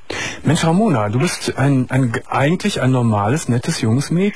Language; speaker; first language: German; native; German